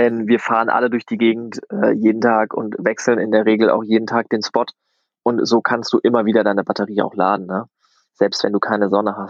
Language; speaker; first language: German; native; German